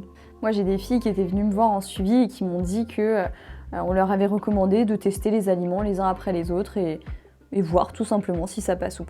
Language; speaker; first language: French; native; French